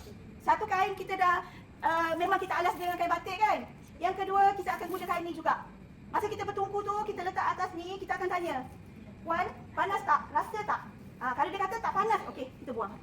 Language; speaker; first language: Malay; native; Malay